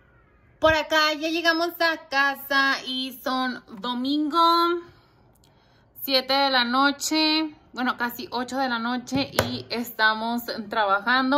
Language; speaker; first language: Spanish; native; Spanish